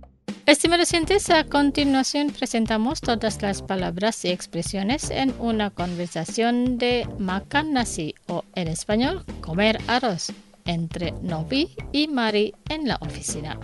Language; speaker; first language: Spanish; non-native, learner; Indonesian